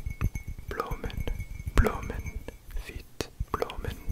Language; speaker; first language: Dutch; non-native, learner; English